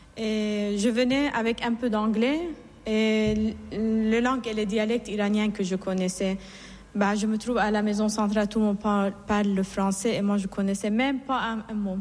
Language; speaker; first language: French; non-native, fluent; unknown